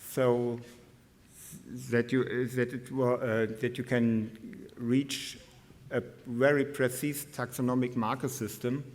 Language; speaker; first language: English; non-native, fluent; German